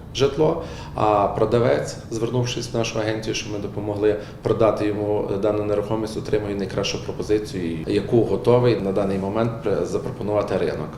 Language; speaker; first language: Ukrainian; native; Ukrainian